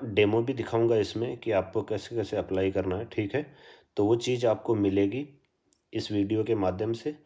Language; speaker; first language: Hindi; native; Hindi